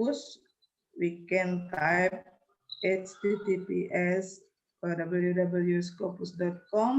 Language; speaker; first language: English; non-native, learner; Indonesian